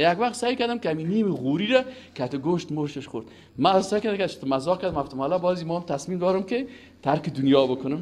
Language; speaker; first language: Persian; native; Persian